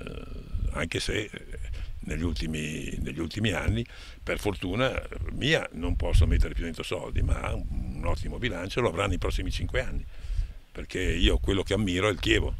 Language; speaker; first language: Italian; native; Italian